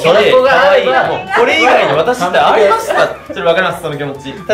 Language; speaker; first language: Japanese; native; Japanese